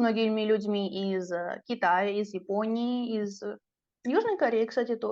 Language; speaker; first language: Russian; non-native, fluent; Czech